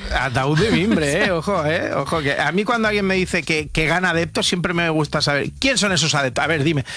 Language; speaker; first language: Spanish; native; Spanish